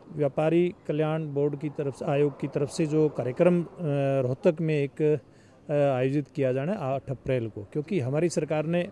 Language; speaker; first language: Hindi; native; Hindi